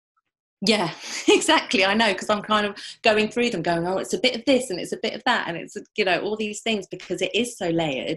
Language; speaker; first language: English; native; English